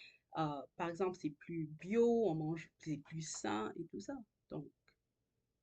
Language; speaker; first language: French; non-native, local second language; Haitian Creole